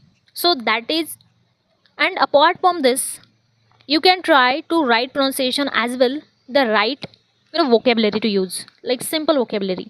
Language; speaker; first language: English; non-native, learner; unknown